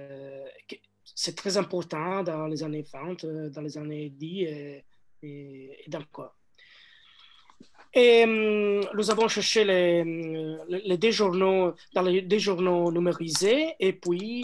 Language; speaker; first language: French; non-native, learner; Italian